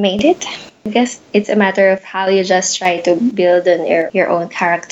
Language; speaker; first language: English; non-native, local second language; Pampanga